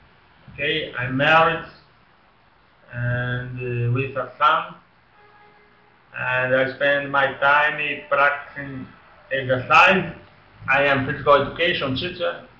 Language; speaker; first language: English; non-native, learner; Portuguese